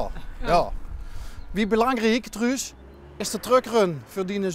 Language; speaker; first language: Dutch; native; Dutch